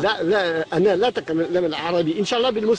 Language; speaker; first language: Arabic; non-native, learner; French